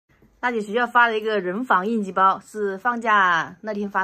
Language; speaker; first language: Chinese; native; Chinese